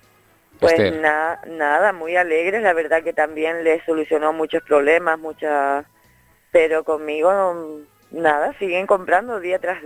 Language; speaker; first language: Spanish; native; Spanish